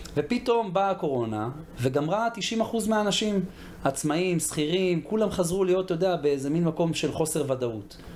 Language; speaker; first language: Hebrew; native; Hebrew